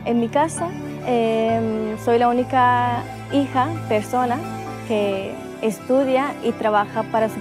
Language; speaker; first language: Spanish; non-native, learner; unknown